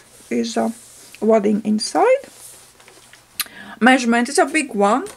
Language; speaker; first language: English; non-native, fluent; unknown